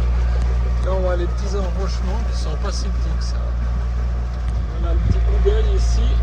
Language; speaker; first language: French; native; French